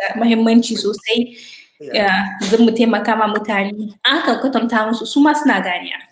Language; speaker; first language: Hausa; native; Hausa